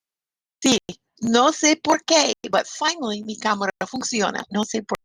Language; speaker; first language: Spanish; non-native, fluent; English